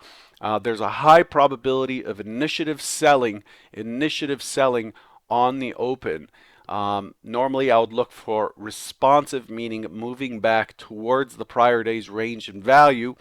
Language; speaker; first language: English; native; English